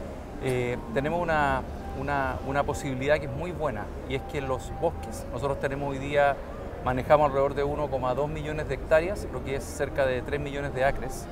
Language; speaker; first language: Spanish; native; Spanish